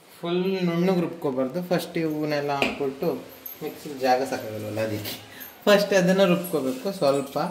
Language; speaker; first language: Kannada; native; Kannada